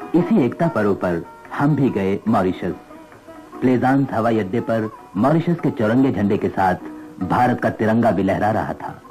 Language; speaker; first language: Hindi; native; Hindi